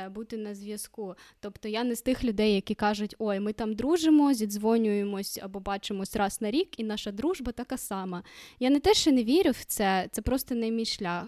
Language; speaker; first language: Ukrainian; non-native, local second language; Russian